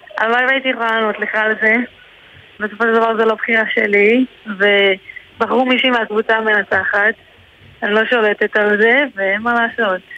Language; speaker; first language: Hebrew; native; Hebrew